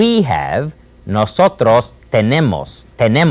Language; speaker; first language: Spanish; non-native, fluent; English